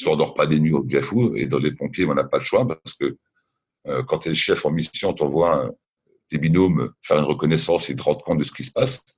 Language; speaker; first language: French; native; French